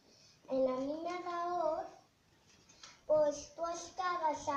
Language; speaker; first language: Catalan; non-native, local second language; Spanish